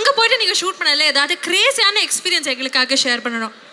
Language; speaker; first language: Tamil; native; Tamil